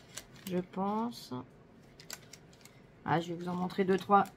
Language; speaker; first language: French; native; French